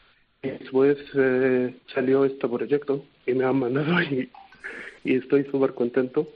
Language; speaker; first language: Spanish; non-native, fluent; Arabic